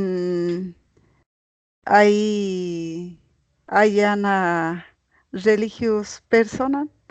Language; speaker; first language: English; non-native, learner; Spanish